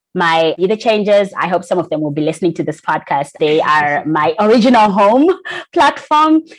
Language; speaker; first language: English; non-native, local second language; Shona